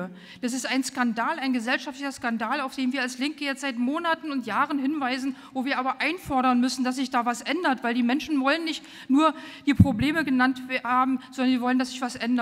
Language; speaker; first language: German; native; German